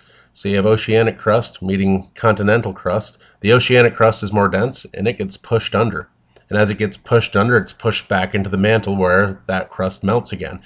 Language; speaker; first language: English; native; English